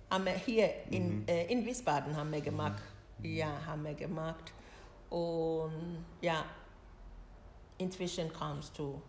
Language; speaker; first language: German; non-native, learner; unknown